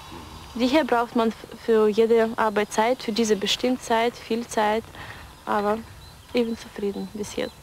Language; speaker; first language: German; non-native, fluent; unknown